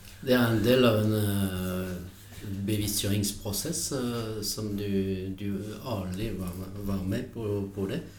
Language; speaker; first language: Norwegian; non-native, fluent; French